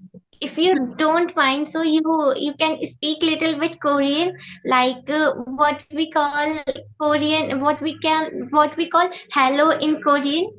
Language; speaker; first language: English; non-native, learner; Hindi